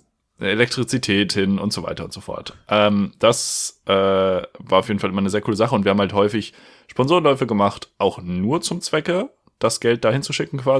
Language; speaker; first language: German; native; German